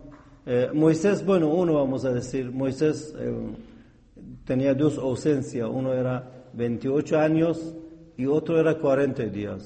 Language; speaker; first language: Spanish; non-native, fluent; Persian